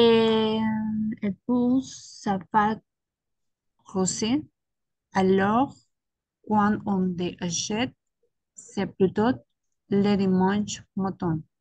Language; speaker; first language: French; non-native, learner; Spanish